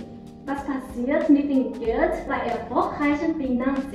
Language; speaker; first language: German; non-native, learner; Chinese